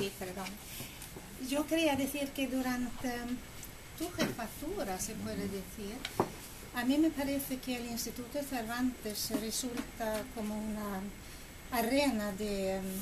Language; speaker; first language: Spanish; non-native, fluent; Swedish